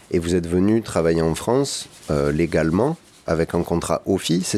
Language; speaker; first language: French; native; French